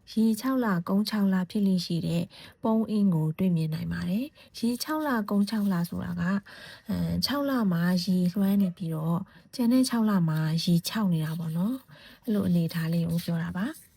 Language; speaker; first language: Burmese; native; Burmese